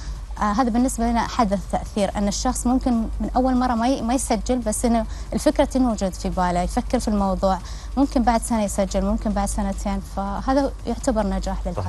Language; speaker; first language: Arabic; native; Arabic